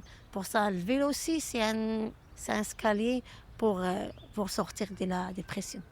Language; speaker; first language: French; non-native, learner; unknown